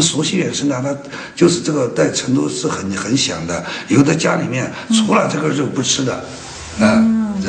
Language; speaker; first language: Chinese; native; Chinese